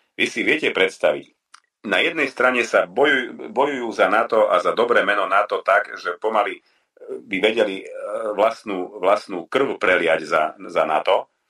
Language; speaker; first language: Slovak; non-native, local second language; Hungarian